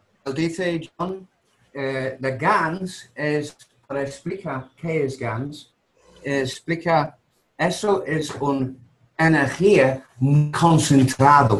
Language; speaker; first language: Spanish; non-native, learner; English